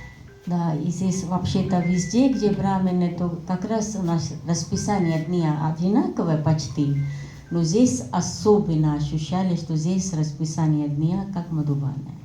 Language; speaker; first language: Russian; non-native, fluent; Hindi